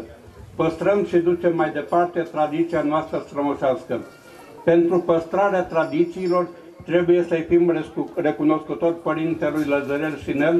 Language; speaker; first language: Romanian; native; Romanian